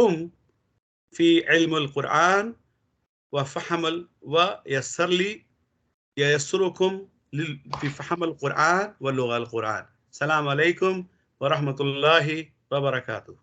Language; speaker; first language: Arabic; non-native, learner; Urdu